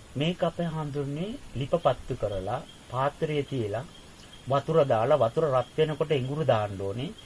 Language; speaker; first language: Sinhala; non-native, fluent; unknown